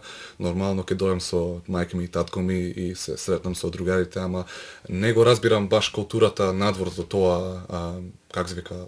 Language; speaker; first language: Macedonian; early bilingual, heritage; Macedonian